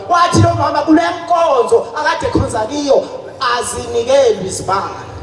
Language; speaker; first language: Zulu; native; Zulu